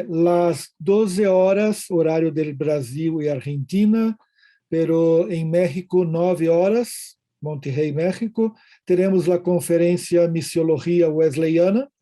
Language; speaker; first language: Spanish; non-native, learner; Portuguese